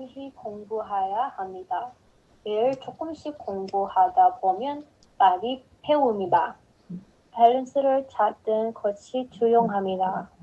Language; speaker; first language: Korean; non-native, learner; English